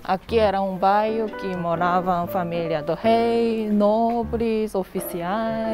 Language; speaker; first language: Portuguese; non-native, learner; Korean